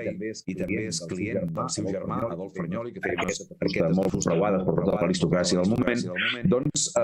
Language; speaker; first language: Catalan; native; Catalan